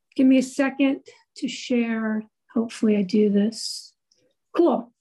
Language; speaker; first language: English; native; English